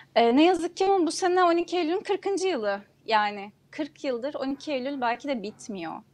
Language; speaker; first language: Turkish; non-native, local second language; Kurdish